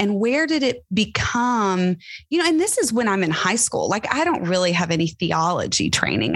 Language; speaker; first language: English; native; English